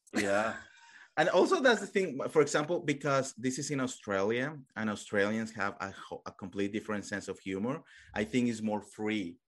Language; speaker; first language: English; non-native, fluent; Spanish